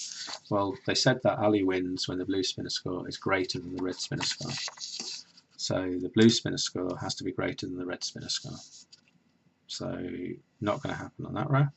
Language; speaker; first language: English; native; English